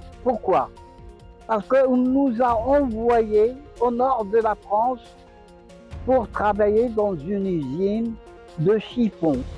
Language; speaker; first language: French; non-native, local second language; Arabic